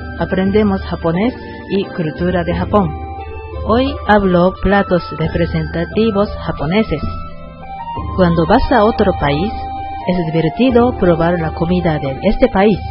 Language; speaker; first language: Spanish; non-native, learner; Japanese